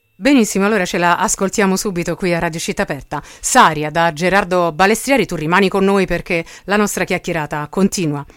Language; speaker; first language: Italian; native; Italian